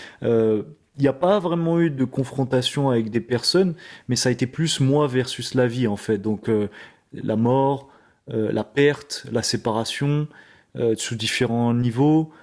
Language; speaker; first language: French; native; French